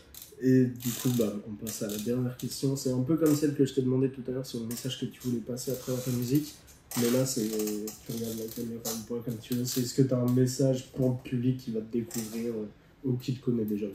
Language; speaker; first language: French; native; French